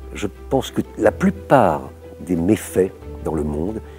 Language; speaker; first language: French; native; French